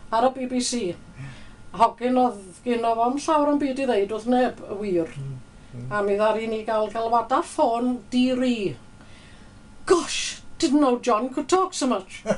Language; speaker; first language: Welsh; native; Welsh